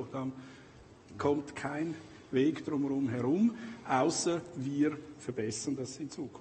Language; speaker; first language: German; native; German